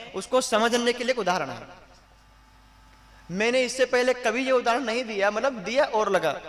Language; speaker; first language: Hindi; non-native, local second language; Gujarati